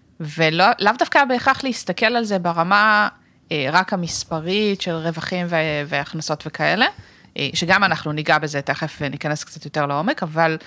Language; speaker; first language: Hebrew; native; Hebrew